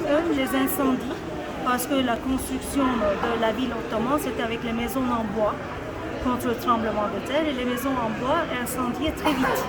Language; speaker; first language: French; non-native, fluent; Turkish